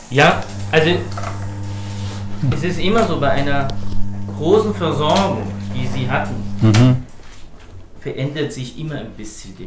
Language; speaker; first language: German; native; German